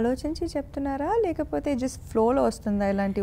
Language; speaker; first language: Telugu; non-native, fluent; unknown